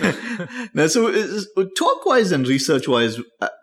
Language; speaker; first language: English; native; English